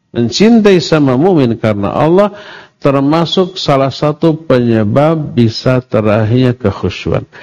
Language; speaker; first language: Indonesian; non-native, local second language; Sundanese